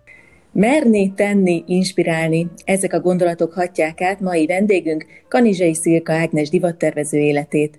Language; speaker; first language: Hungarian; native; Hungarian